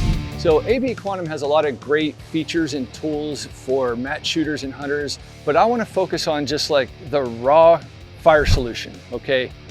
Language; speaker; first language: English; native; English